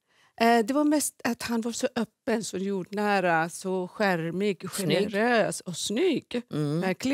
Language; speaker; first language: Swedish; non-native, fluent; Persian